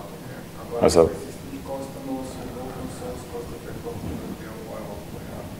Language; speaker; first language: German; non-native, fluent; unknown